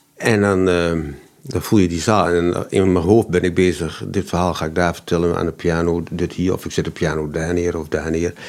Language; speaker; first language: Dutch; native; Dutch